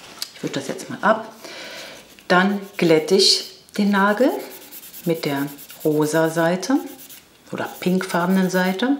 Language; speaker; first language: German; native; German